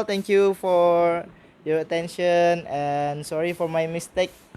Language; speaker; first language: English; non-native, learner; Indonesian